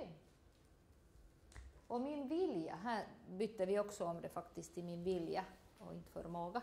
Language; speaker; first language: Swedish; native; Swedish